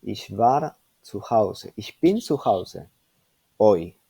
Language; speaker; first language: German; non-native, fluent; Spanish